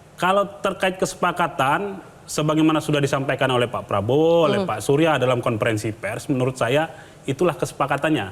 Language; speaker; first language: Indonesian; native; Indonesian